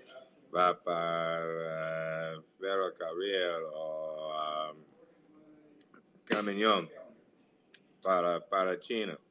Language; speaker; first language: Portuguese; non-native, learner; English